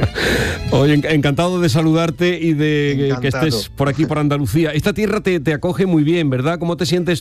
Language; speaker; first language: Spanish; native; Spanish